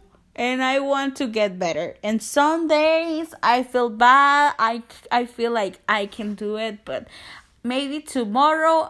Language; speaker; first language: English; non-native, learner; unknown